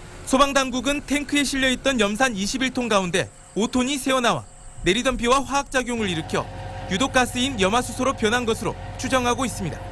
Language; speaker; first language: Korean; native; Korean